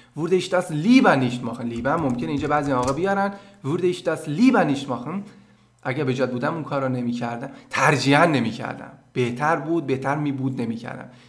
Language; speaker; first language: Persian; native; Persian